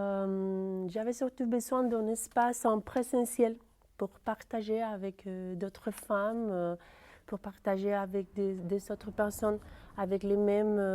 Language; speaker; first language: French; non-native, fluent; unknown